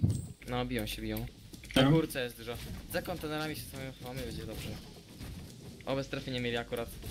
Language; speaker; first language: Polish; native; Polish